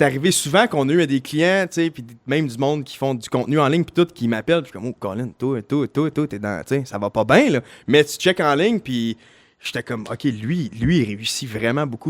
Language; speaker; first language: French; native; French